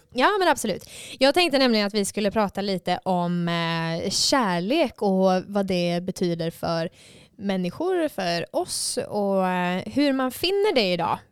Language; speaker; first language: Swedish; native; Swedish